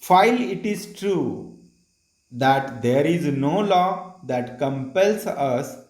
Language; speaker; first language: English; non-native, local second language; Marathi